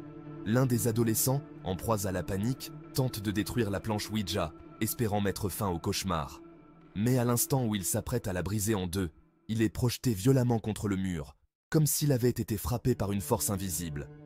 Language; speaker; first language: French; native; French